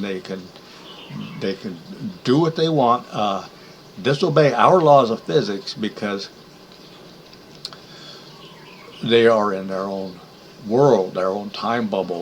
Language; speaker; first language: English; native; English